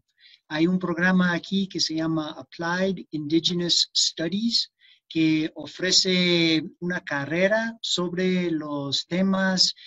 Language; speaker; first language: Spanish; non-native, fluent; English